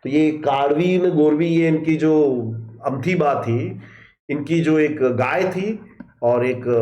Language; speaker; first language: Hindi; non-native, local second language; Gujarati